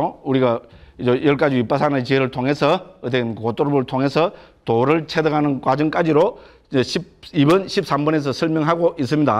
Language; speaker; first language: Korean; native; Korean